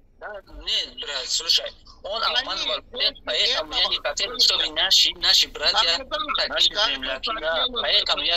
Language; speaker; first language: Russian; non-native, learner; Tajik